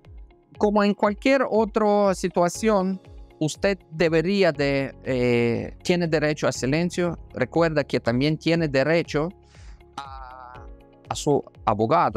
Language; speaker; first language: Spanish; non-native, fluent; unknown